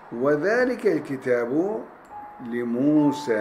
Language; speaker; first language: Arabic; non-native, fluent; Turkish